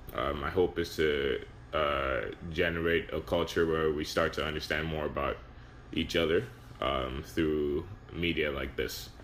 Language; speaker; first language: English; non-native, local second language; Yoruba